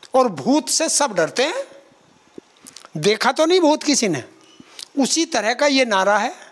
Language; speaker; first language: Hindi; native; Hindi